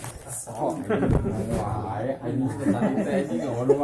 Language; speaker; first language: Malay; non-native, local second language; Sundanese